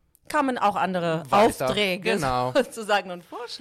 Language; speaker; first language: German; non-native, fluent; Italian